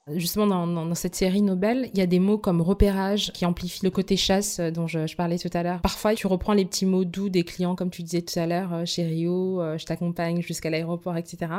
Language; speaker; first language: French; non-native, local second language; Malagasy